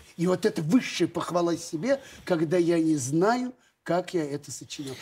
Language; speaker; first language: Russian; native; Russian